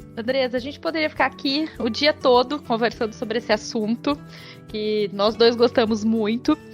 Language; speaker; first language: Portuguese; native; Portuguese